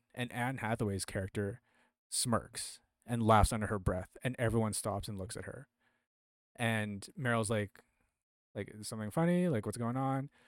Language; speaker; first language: English; early bilingual, other home language; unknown